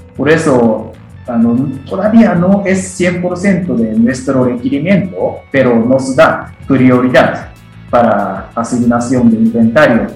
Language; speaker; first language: Spanish; non-native, fluent; Japanese